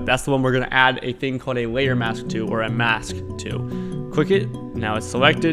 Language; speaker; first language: English; native; English